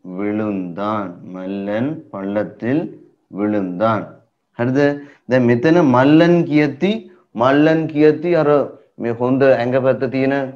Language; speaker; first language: Sinhala; native; Sinhala